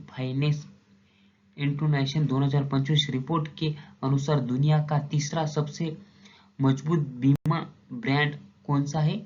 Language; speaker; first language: Hindi; non-native, local second language; Marathi